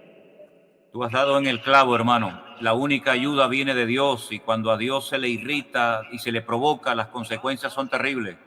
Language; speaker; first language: Spanish; native; Spanish